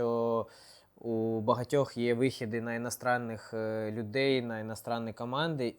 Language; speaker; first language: Ukrainian; non-native, local second language; Russian